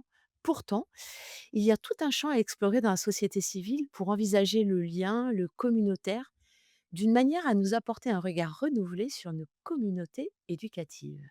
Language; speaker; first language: French; native; French